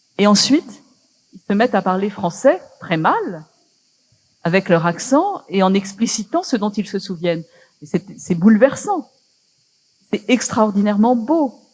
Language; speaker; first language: French; native; French